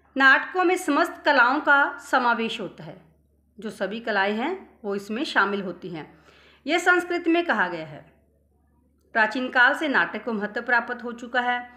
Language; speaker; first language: Hindi; non-native, local second language; Punjabi